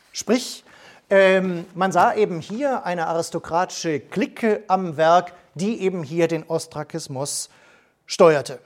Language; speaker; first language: German; native; German